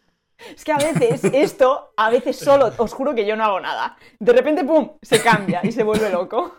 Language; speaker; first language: Spanish; native; Spanish